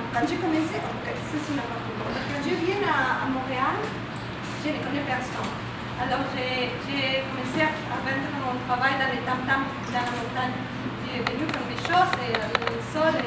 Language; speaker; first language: French; non-native, fluent; Spanish